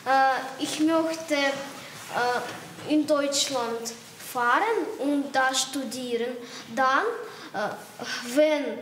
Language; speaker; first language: German; non-native, learner; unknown